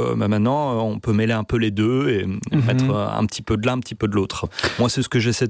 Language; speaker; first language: French; native; French